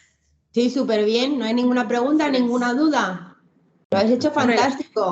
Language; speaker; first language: Spanish; native; Spanish